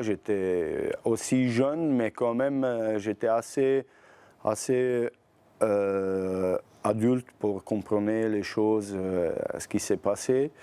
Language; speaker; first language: French; non-native, fluent; Bosnian